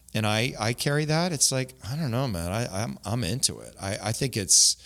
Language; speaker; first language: English; native; English